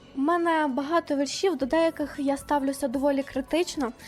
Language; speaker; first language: Ukrainian; native; Ukrainian